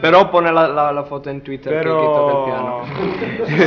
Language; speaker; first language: Spanish; non-native, learner; Italian